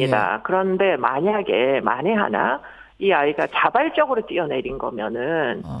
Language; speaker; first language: Korean; native; Korean